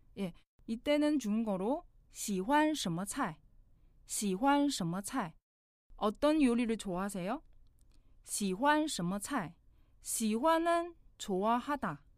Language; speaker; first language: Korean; non-native, fluent; Chinese